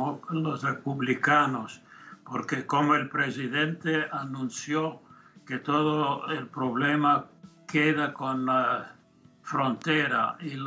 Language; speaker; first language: Spanish; non-native, fluent; English